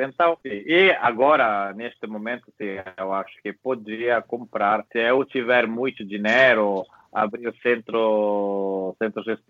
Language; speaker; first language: Portuguese; non-native, fluent; Italian